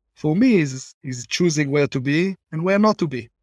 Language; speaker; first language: English; non-native, fluent; Hebrew